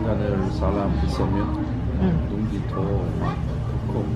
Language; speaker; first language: Korean; non-native, learner; French